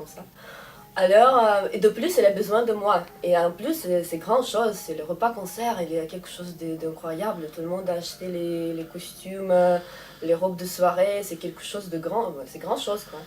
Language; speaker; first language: French; non-native, fluent; Russian